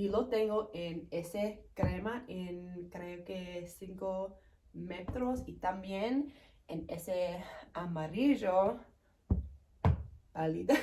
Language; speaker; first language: Spanish; non-native, learner; English